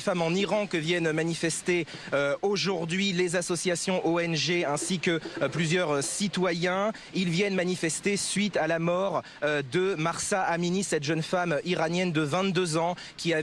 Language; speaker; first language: French; native; French